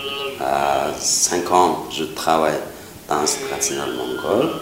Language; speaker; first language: French; non-native, learner; Mongolian